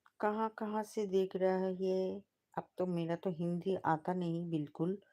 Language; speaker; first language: Hindi; non-native, local second language; Bangla